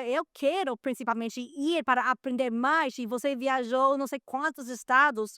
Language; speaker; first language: Portuguese; non-native, fluent; Spanish